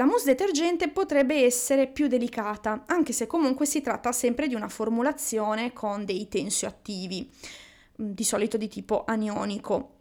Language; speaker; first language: Italian; native; Italian